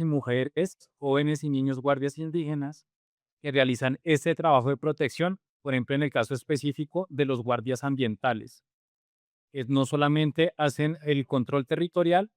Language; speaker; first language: Spanish; native; Spanish